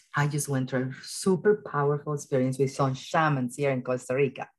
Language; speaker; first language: English; early bilingual, other home language; Spanish